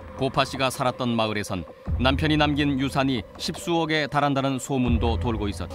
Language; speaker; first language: Korean; native; Korean